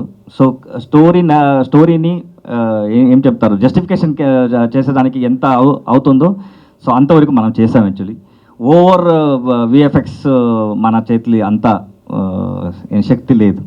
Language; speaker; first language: Telugu; non-native, learner; Kannada